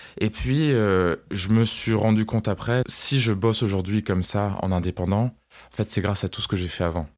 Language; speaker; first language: French; native; French